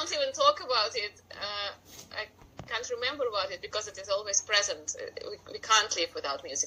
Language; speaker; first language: English; non-native, fluent; Russian